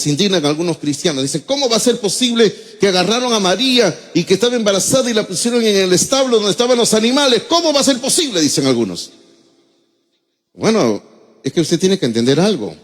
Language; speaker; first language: Spanish; native; Spanish